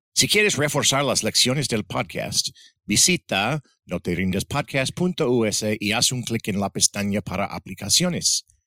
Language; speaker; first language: Spanish; early bilingual, other home language; English